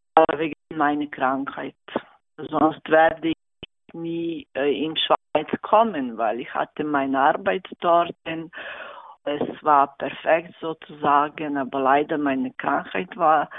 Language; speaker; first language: German; non-native, fluent; Serbian